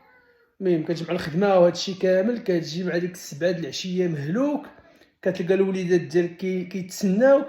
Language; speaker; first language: Arabic; native; Arabic